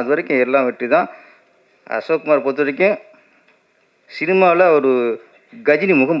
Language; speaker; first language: Tamil; native; Tamil